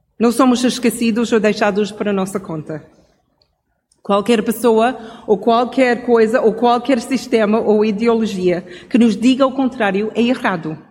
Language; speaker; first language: Portuguese; non-native, fluent; English